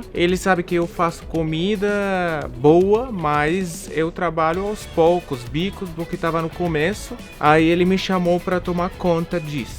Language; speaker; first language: Portuguese; non-native, learner; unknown